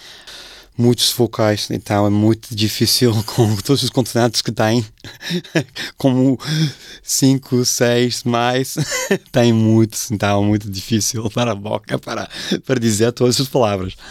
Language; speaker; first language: Portuguese; non-native, fluent; English